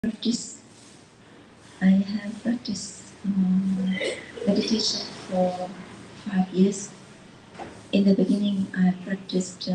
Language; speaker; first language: English; non-native, learner; Vietnamese